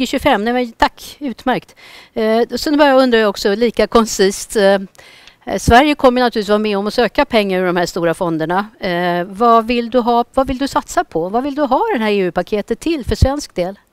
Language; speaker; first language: Swedish; native; Swedish